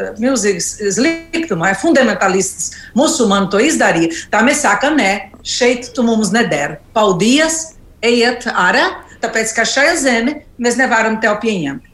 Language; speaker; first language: Latvian; non-native, learner; Portuguese